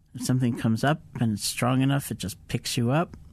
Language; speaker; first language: English; native; English